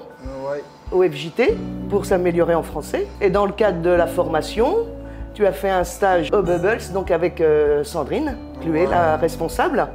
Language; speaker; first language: French; native; French